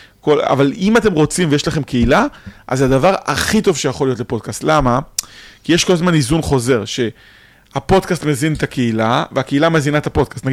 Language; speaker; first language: Hebrew; native; Hebrew